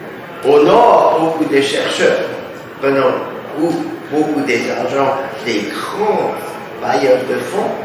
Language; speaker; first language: French; non-native, fluent; German